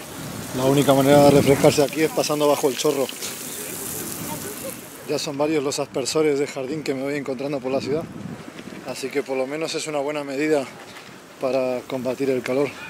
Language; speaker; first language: Spanish; native; Spanish